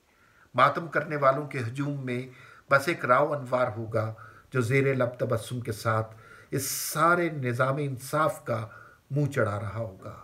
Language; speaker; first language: Urdu; native; Urdu